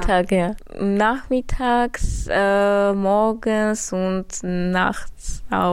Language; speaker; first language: German; early bilingual, other home language; Armenian